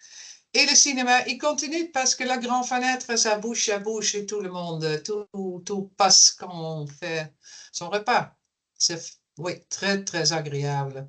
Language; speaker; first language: French; non-native, fluent; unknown